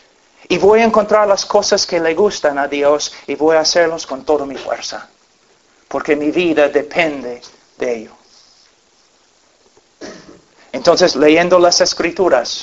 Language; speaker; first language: Spanish; non-native, fluent; English